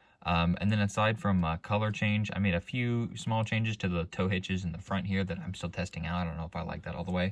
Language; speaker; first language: English; native; English